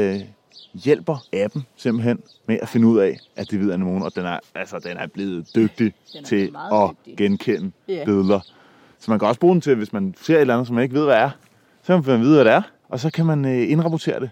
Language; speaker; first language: Danish; native; Danish